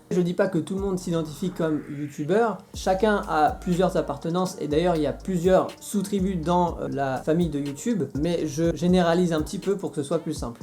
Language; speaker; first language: French; native; French